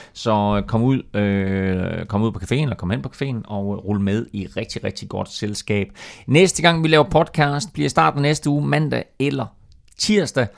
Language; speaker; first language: Danish; native; Danish